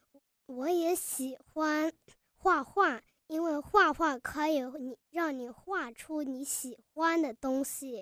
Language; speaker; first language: Chinese; early bilingual, heritage; Chinese